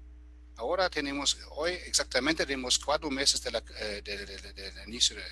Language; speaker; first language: Spanish; non-native, fluent; German